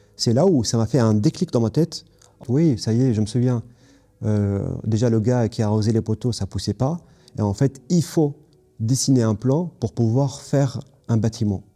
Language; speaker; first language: French; non-native, fluent; Kurdish